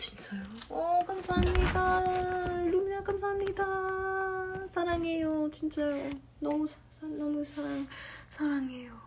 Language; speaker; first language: Korean; non-native, learner; English